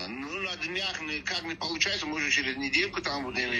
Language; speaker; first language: Russian; non-native, local second language; Tajik